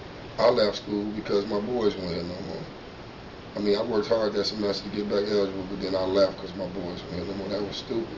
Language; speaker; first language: English; native; English